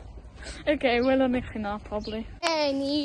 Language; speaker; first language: Welsh; native; Welsh